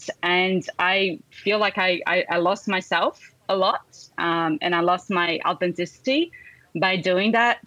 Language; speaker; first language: English; non-native, fluent; Portuguese